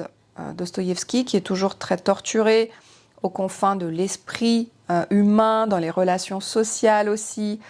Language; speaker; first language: French; native; French